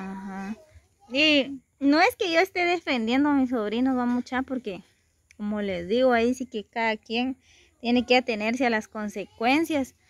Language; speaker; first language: Spanish; native; Spanish